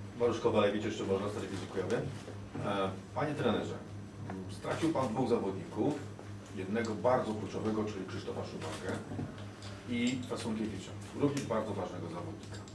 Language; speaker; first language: Polish; native; Polish